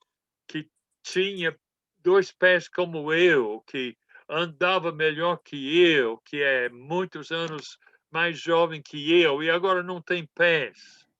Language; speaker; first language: Portuguese; non-native, fluent; English